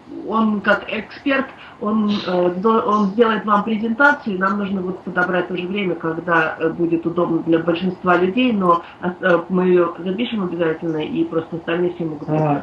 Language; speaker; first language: Russian; native; Russian